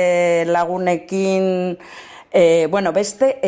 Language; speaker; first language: Basque; non-native, local second language; Spanish